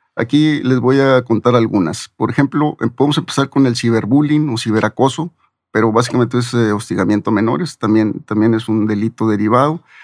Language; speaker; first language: Spanish; native; Spanish